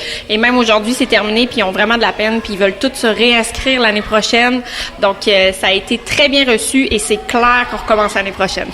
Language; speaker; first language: French; native; French